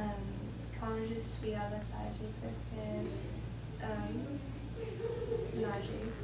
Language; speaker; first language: French; non-native, learner; English